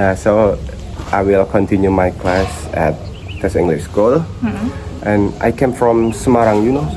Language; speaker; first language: English; non-native, learner; Indonesian